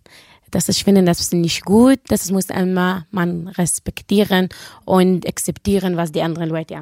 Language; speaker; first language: German; non-native, learner; Arabic